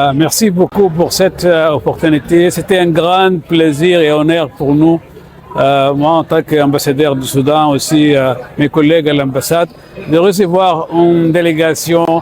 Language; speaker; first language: French; non-native, fluent; Arabic